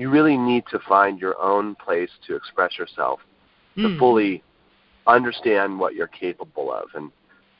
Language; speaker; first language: English; native; English